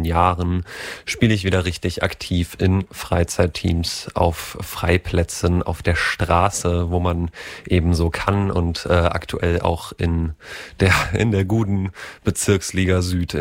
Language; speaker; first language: German; native; German